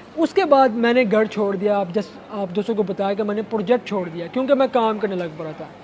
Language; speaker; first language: Urdu; non-native, local second language; Punjabi